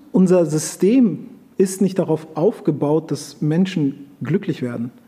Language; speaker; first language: German; early bilingual, other home language; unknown